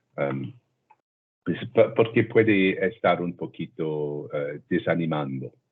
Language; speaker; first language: Spanish; non-native, learner; French